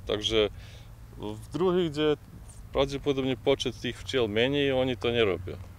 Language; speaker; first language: Slovak; native; Slovak